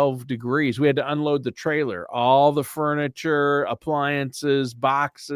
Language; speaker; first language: English; native; English